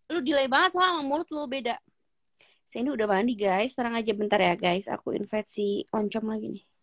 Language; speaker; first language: Indonesian; native; Indonesian